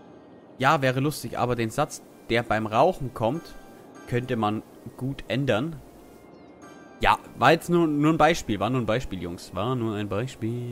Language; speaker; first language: German; native; German